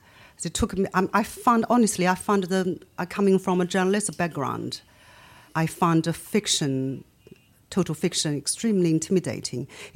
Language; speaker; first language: English; non-native, fluent; Chinese